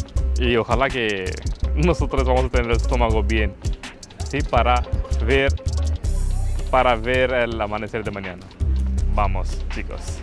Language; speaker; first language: Spanish; non-native, fluent; Hindi